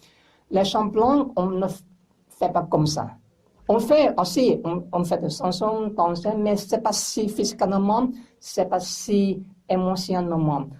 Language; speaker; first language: French; non-native, learner; English